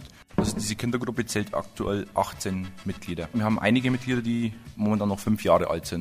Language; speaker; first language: German; native; German